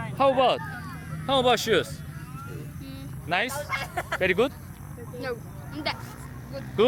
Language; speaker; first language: English; non-native, learner; Korean